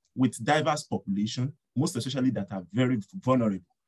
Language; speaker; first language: English; non-native, local second language; Yoruba